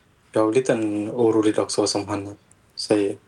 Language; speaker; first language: Swedish; non-native, fluent; Thai